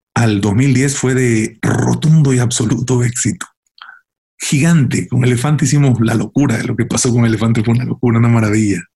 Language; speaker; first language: Spanish; native; Spanish